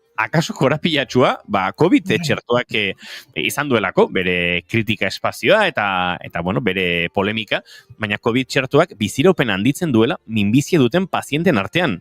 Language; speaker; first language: Basque; non-native, local second language; Spanish